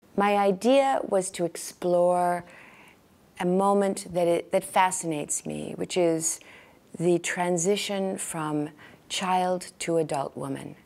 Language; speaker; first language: English; native; English